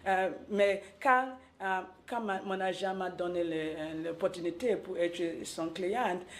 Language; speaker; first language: French; non-native, local second language; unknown